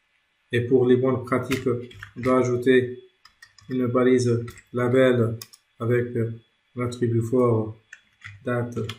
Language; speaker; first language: French; non-native, local second language; Arabic